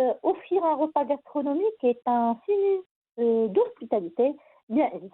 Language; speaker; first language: French; non-native, local second language; Arabic